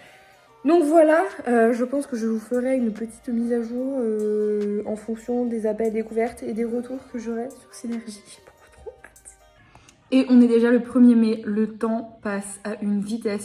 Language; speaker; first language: French; native; French